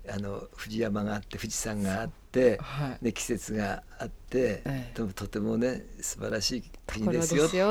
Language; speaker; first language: Japanese; native; Japanese